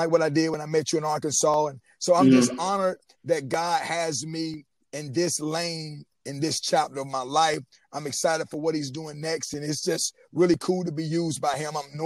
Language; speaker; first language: English; native; English